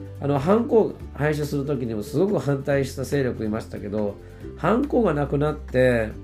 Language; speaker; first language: Japanese; native; Japanese